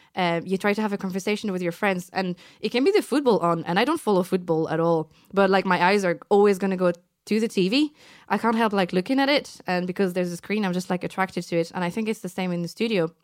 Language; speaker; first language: English; non-native, fluent; French